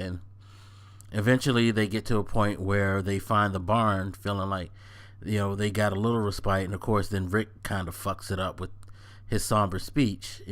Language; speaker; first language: English; native; English